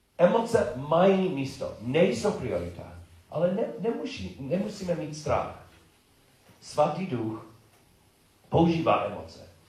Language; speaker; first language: Czech; non-native, learner; English